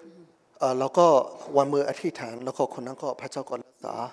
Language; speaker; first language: Thai; non-native, fluent; Burmese